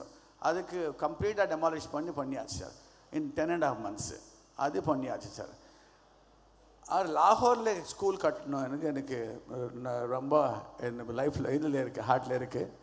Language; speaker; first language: Tamil; non-native, learner; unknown